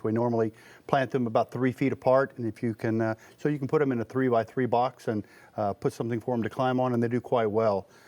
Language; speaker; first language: English; native; English